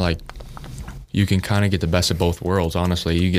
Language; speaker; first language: English; native; English